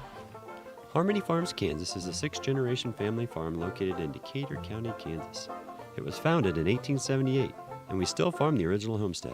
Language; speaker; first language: English; native; English